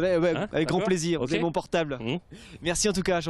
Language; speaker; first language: French; native; French